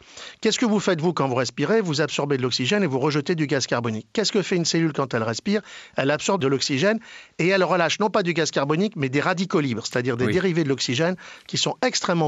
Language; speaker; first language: French; native; French